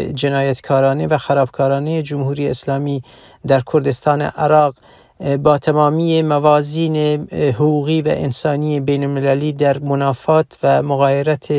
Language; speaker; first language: Persian; non-native, local second language; Central Kurdish